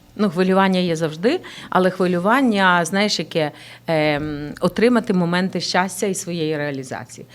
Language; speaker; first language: Ukrainian; native; Ukrainian